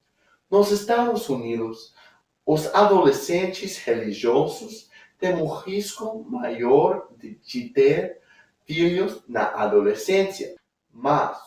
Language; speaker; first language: Portuguese; non-native, learner; English